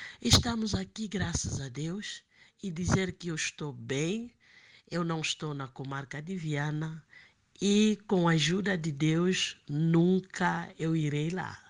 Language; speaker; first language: Portuguese; native; Portuguese